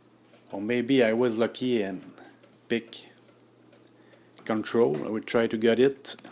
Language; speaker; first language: English; non-native, learner; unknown